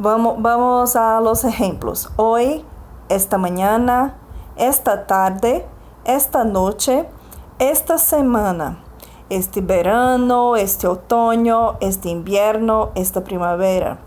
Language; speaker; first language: Spanish; non-native, fluent; Portuguese